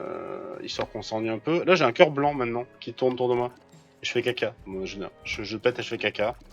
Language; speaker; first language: French; native; French